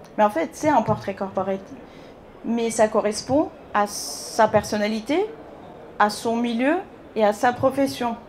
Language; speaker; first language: French; non-native, fluent; Bulgarian